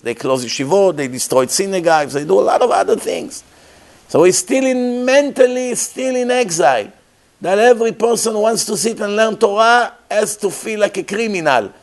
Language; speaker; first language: English; non-native, fluent; Hebrew